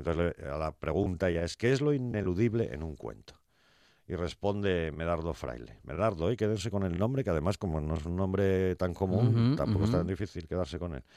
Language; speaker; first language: Spanish; native; Spanish